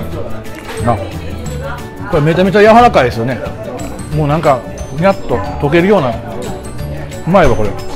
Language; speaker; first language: Japanese; native; Japanese